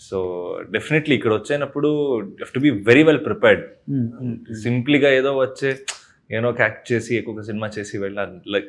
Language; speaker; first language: Telugu; non-native, local second language; Kannada